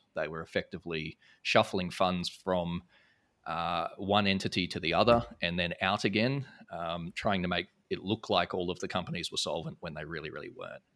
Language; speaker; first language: English; native; English